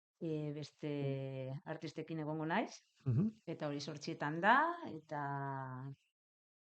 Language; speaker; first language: Basque; non-native, local second language; Spanish